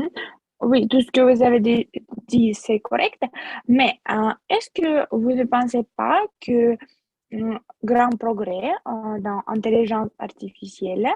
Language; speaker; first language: French; non-native, fluent; Russian